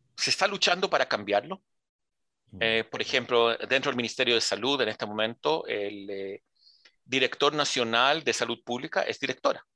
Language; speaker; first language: Spanish; early bilingual, heritage; Spanish